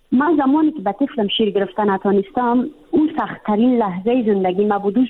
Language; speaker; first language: Persian; native; Persian